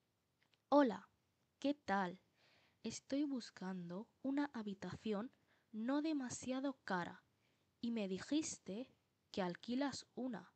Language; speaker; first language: Spanish; non-native, fluent; Bangla